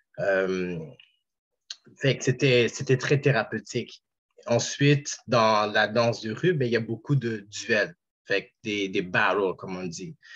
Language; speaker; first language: French; native; French